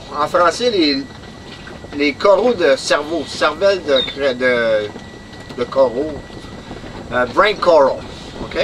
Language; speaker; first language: French; native; French